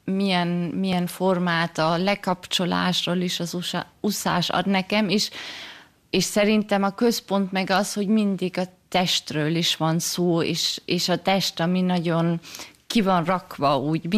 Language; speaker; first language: Hungarian; early bilingual, heritage; German